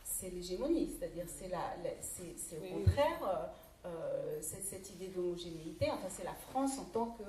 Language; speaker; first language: French; native; French